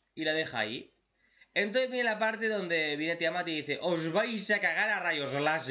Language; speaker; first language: Spanish; native; Spanish